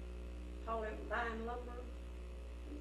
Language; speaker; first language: English; native; English